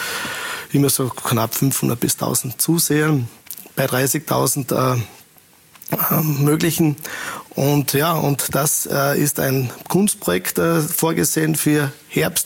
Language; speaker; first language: German; native; German